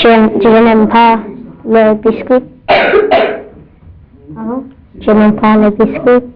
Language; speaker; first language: French; non-native, learner; English